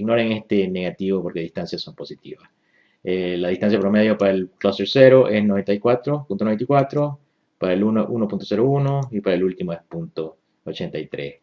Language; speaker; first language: Spanish; native; Spanish